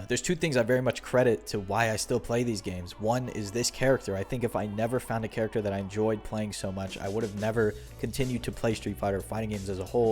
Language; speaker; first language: English; native; English